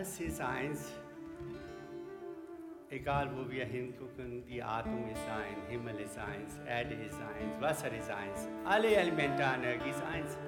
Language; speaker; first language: German; non-native, learner; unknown